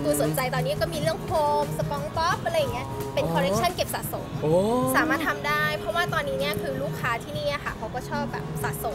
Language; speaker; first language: Thai; native; Thai